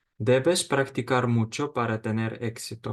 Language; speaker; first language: Spanish; non-native, fluent; Ukrainian